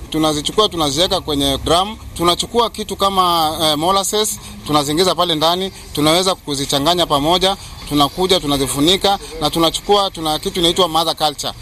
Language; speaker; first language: Swahili; native; Swahili